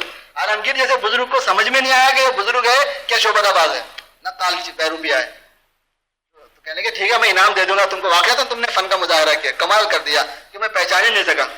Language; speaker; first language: Urdu; native; Urdu